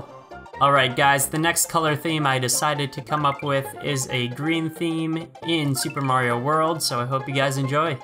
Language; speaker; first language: English; native; English